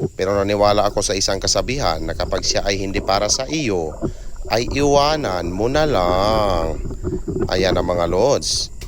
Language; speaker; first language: Filipino; non-native, local second language; Cebuano